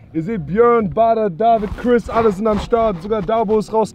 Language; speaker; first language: German; native; German